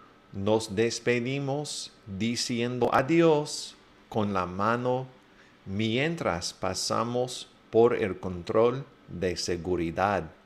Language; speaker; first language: Spanish; non-native, fluent; English